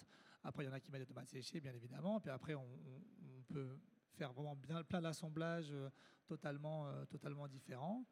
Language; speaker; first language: French; native; French